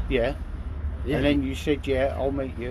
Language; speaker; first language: English; native; English